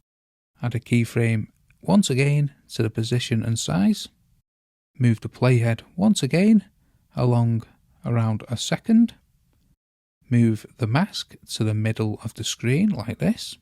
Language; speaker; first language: English; native; English